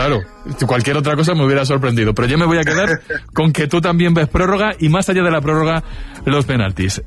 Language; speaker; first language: Spanish; native; Spanish